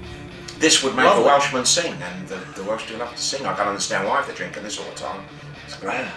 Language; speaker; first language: English; native; English